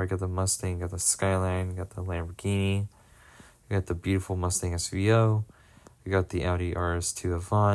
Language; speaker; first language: English; native; English